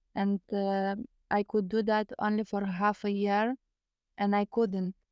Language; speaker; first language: English; non-native, fluent; Lithuanian